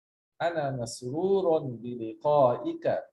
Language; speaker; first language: Arabic; non-native, fluent; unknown